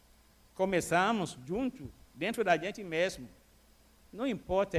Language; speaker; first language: Portuguese; non-native, fluent; Arabic